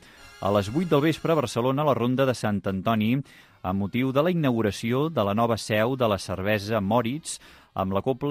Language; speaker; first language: Catalan; native; Catalan